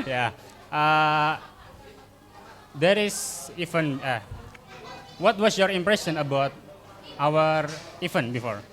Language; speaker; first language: English; non-native, learner; Indonesian